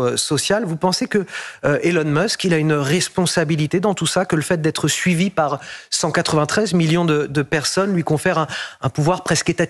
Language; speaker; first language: French; native; French